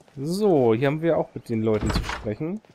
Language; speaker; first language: German; native; German